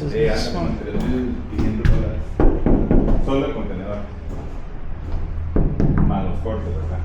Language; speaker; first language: Spanish; native; Spanish